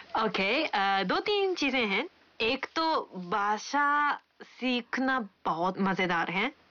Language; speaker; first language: Hindi; non-native, fluent; Japanese